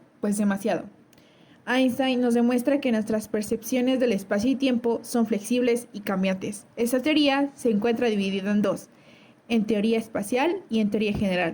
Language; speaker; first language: Spanish; native; Spanish